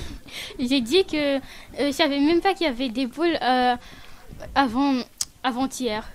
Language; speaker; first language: French; early bilingual, other home language; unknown